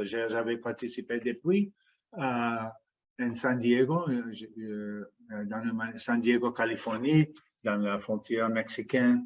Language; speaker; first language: French; non-native, fluent; English